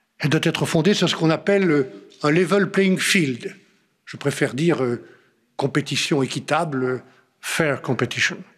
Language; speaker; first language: French; native; French